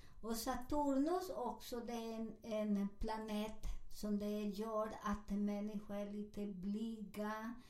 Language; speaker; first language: Swedish; non-native, learner; Spanish